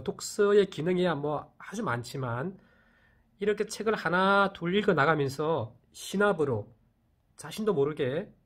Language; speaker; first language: Korean; native; Korean